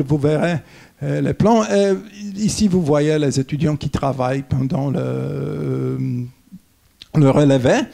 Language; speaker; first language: French; non-native, fluent; Polish